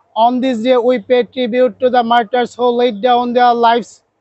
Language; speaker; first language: English; non-native, local second language; Bangla